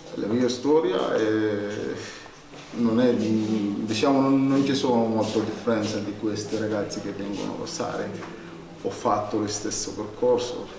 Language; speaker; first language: Italian; non-native, learner; Arabic